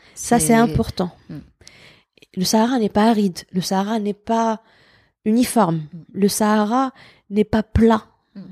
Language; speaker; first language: French; non-native, local second language; Arabic